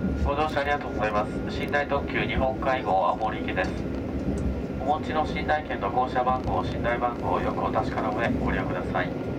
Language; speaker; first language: Japanese; native; Japanese